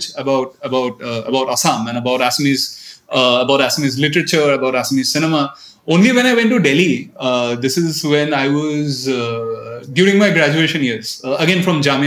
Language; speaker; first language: English; non-native, local second language; Assamese